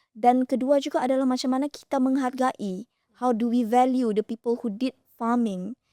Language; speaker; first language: Malay; native; Malay